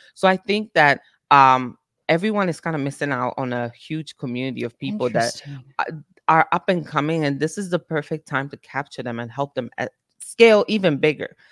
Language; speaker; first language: English; non-native, fluent; Italian